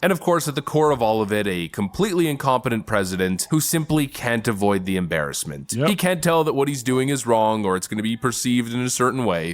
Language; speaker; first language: English; native; English